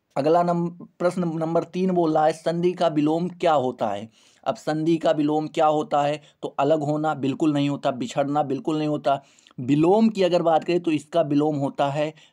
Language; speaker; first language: Hindi; native; Hindi